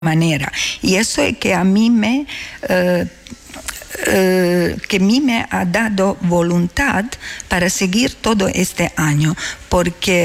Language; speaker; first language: Spanish; non-native, learner; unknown